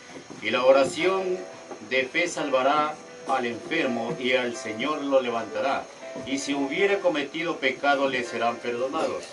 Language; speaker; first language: Spanish; native; Spanish